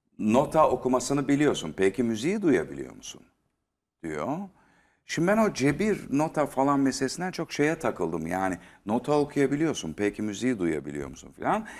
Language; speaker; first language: Turkish; native; Turkish